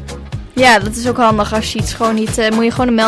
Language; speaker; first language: Dutch; native; Dutch